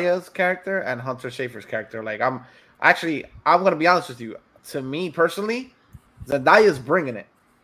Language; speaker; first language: English; native; English